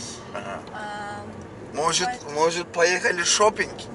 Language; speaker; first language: Russian; non-native, learner; Turkish